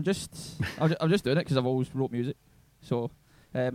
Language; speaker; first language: English; native; English